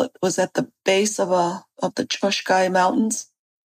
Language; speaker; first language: English; early bilingual, other home language; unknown